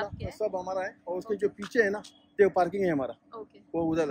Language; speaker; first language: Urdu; non-native, local second language; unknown